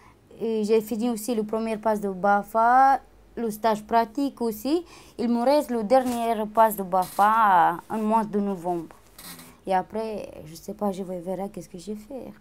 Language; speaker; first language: French; non-native, learner; Romanian